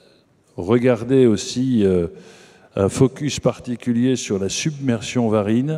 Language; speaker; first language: French; native; French